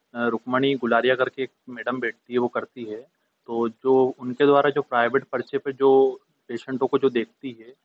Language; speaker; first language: Hindi; native; Hindi